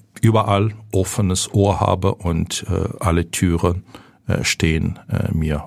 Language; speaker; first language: German; non-native, fluent; Ukrainian